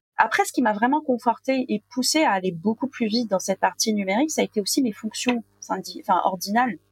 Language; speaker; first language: French; non-native, local second language; Arabic